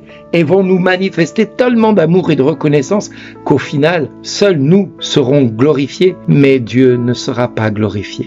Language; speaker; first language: French; native; French